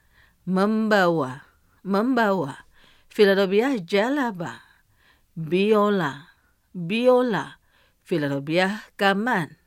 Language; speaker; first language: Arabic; non-native, fluent; Indonesian